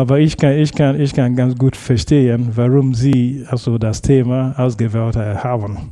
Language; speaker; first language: German; non-native, fluent; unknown